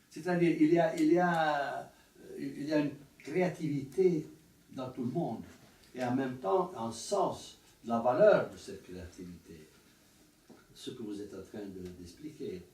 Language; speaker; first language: French; non-native, fluent; Italian